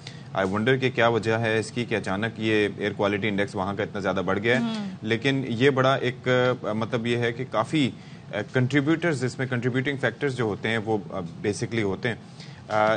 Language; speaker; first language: Urdu; native; Urdu